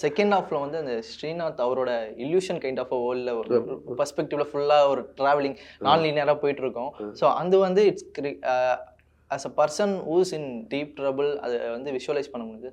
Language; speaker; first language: Tamil; native; Tamil